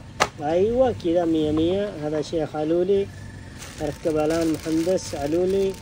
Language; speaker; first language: Arabic; non-native, learner; Urdu